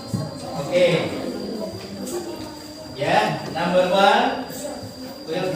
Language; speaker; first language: English; non-native, learner; Indonesian